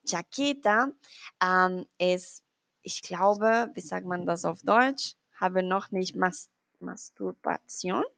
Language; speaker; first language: German; non-native, learner; Spanish